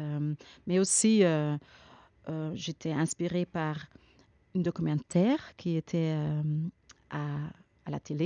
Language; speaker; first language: French; non-native, learner; Dutch